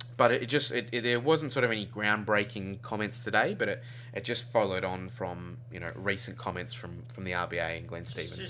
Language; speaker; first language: English; native; English